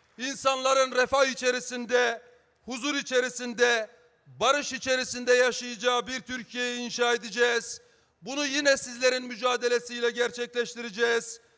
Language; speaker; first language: Turkish; native; Turkish